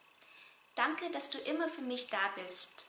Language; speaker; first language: German; non-native, fluent; Vietnamese